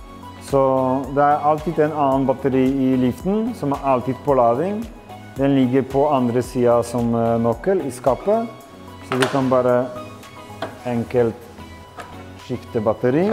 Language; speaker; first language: Norwegian; non-native, fluent; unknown